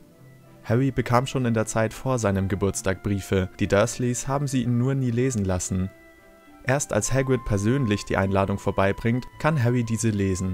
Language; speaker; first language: German; native; German